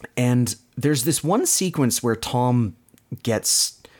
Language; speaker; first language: English; native; English